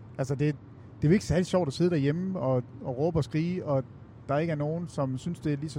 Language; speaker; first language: Danish; native; Danish